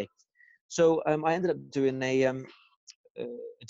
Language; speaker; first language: English; native; English